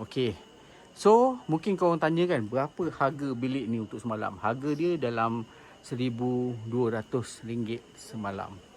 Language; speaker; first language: Malay; native; Malay